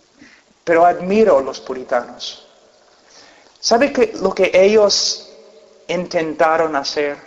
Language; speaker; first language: Spanish; non-native, fluent; English